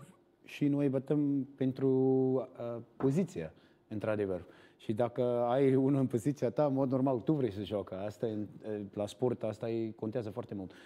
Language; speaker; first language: Romanian; non-native, learner; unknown